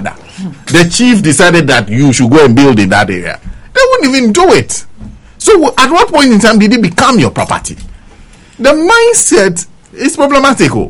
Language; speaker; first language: English; non-native, local second language; Ewe